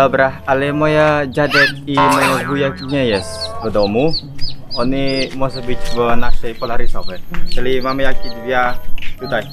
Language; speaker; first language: Polish; non-native, learner; Indonesian